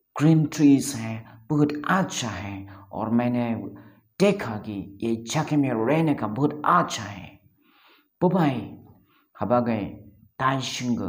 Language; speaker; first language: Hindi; non-native, local second language; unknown